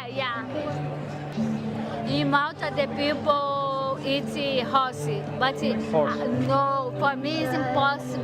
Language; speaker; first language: English; non-native, learner; Portuguese